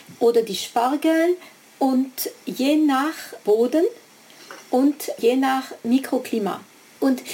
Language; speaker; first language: German; non-native, fluent; French